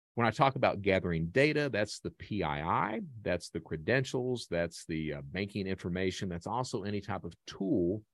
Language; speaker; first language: English; native; English